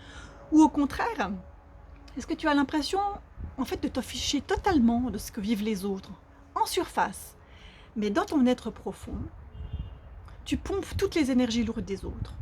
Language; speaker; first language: French; native; French